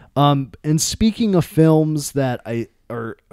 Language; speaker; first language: English; native; English